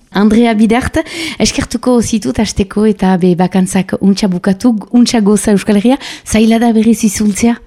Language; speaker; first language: Basque; native; Basque